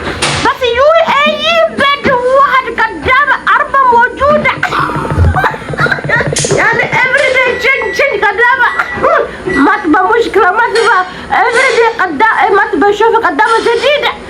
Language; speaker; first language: Arabic; non-native, learner; Oromo